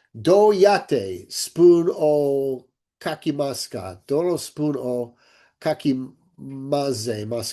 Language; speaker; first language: Japanese; non-native, learner; English